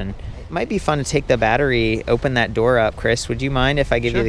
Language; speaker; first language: English; native; English